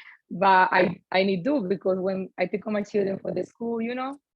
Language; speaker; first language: English; non-native, learner; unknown